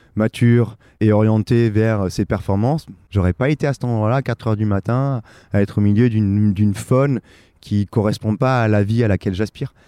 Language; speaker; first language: French; native; French